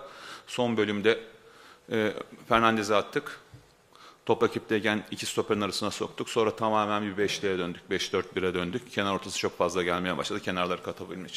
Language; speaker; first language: Turkish; native; Turkish